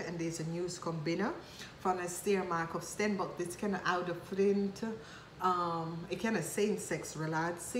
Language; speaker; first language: Dutch; non-native, fluent; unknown